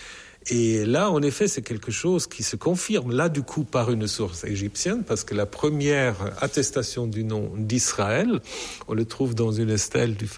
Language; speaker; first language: French; non-native, fluent; German